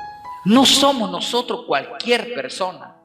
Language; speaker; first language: Spanish; native; Spanish